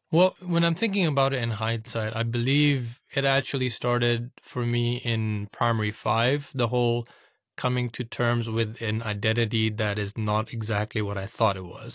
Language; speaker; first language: English; non-native, local second language; Urdu